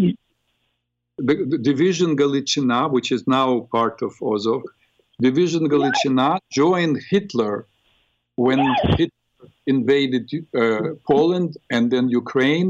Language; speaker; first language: English; non-native, fluent; Russian